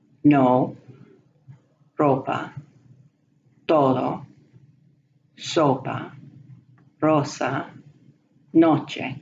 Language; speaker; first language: Spanish; non-native, fluent; English